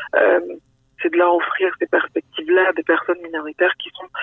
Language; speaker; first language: French; native; French